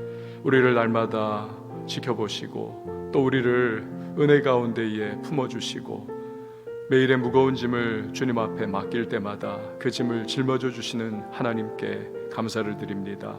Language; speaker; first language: Korean; native; Korean